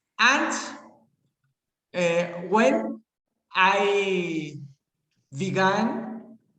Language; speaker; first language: English; non-native, learner; Spanish